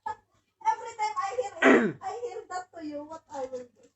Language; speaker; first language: English; non-native, learner; Filipino